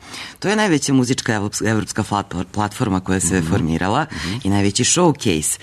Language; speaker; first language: Serbian; native; Serbian